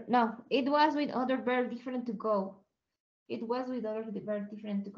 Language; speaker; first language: English; non-native, learner; Spanish